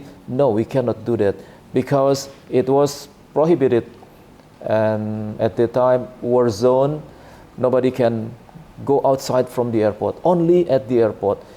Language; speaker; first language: English; non-native, learner; Indonesian